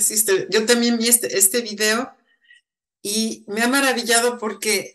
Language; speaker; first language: Spanish; native; Spanish